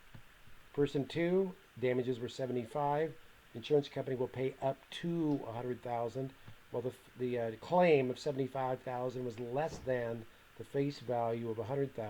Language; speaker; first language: English; native; English